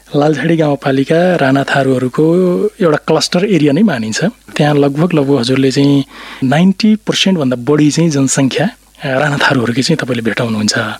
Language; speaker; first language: Nepali; non-native, local second language; Rana Tharu